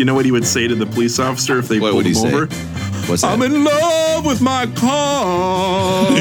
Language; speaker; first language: English; native; English